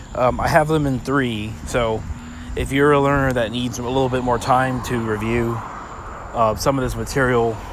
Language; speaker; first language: English; native; English